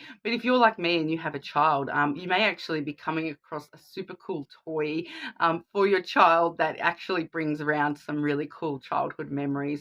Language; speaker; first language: English; native; English